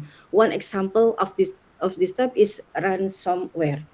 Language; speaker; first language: English; non-native, learner; Indonesian